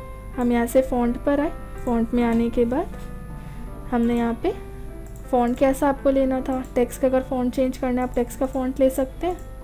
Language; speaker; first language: Hindi; native; Hindi